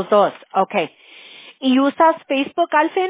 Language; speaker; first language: Spanish; early bilingual, heritage; Spanish